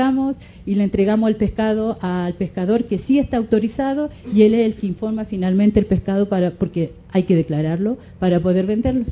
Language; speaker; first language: Spanish; native; Spanish